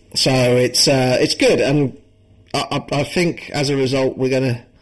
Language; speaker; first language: English; native; English